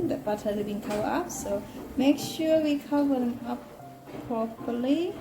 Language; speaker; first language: English; non-native, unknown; Thai